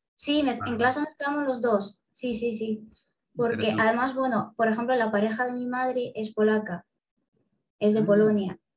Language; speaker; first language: Spanish; early bilingual, other home language; Russian